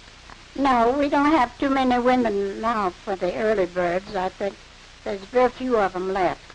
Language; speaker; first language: English; native; English